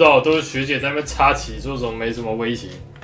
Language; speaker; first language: Chinese; native; Chinese